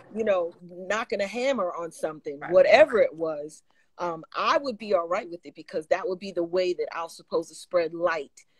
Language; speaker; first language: English; native; English